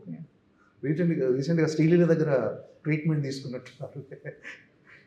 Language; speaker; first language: Telugu; native; Telugu